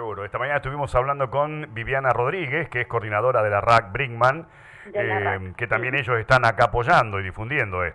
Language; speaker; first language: Spanish; native; Spanish